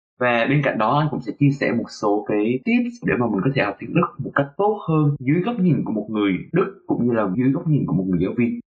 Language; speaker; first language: Vietnamese; native; Vietnamese